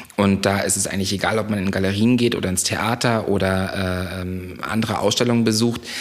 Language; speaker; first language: German; native; German